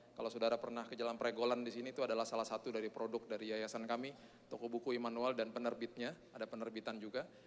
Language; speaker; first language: Indonesian; native; Indonesian